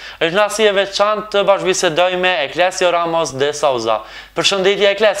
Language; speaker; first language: Albanian; native; Albanian